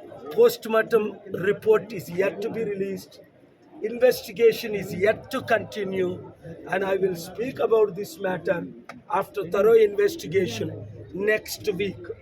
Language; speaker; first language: English; non-native, local second language; Telugu